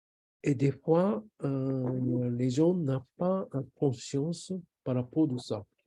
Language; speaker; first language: French; non-native, learner; Japanese